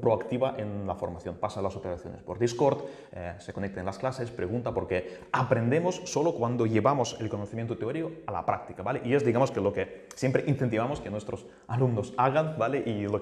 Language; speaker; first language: Spanish; native; Spanish